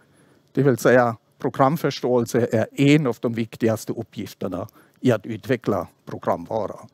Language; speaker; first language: Swedish; non-native, fluent; German